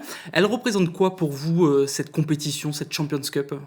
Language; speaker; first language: French; native; French